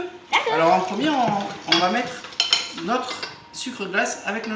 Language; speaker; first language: French; native; French